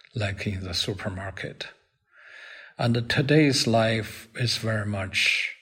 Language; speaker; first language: English; non-native, fluent; Chinese